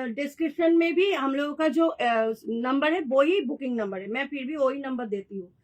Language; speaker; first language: Hindi; non-native, local second language; Bangla